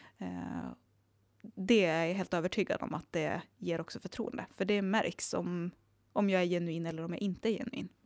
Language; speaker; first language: Swedish; native; Swedish